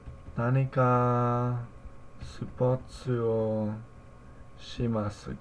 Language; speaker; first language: Japanese; non-native, learner; English